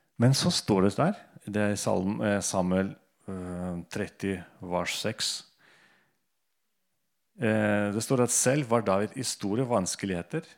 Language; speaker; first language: Norwegian; non-native, fluent; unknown